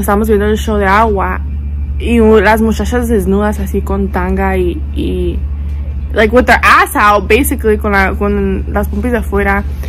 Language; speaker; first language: Spanish; early bilingual, heritage; Spanish